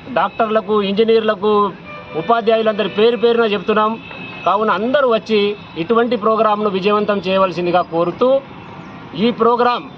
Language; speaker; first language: Telugu; non-native, local second language; Lambadi